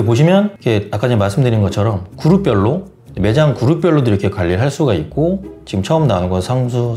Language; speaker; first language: Korean; native; Korean